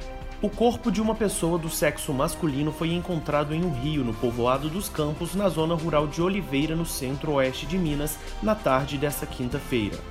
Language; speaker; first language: Portuguese; native; Portuguese